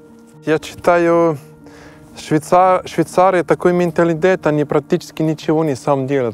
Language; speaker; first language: Russian; non-native, learner; German